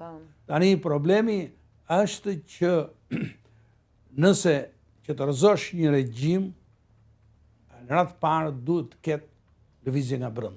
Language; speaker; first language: Albanian; native; Albanian